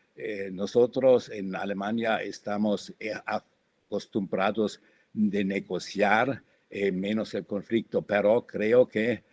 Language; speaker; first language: Spanish; non-native, fluent; German